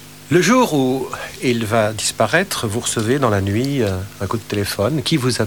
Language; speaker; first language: French; native; French